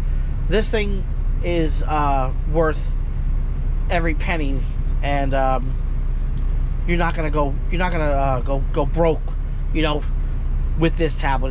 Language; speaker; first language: English; native; English